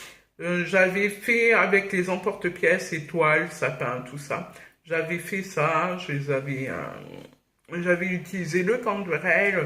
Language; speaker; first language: French; native; French